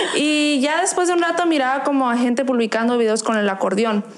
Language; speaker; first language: Spanish; early bilingual, heritage; Spanish